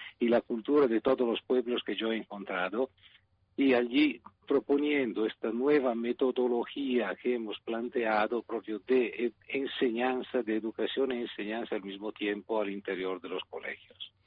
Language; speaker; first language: Spanish; non-native, fluent; Italian